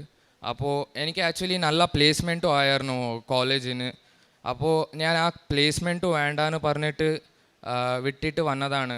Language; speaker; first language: Malayalam; early bilingual, heritage; Malayalam